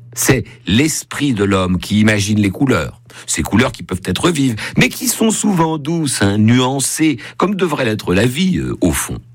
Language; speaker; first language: French; native; French